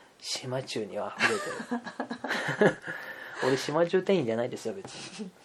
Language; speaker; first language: Japanese; native; Japanese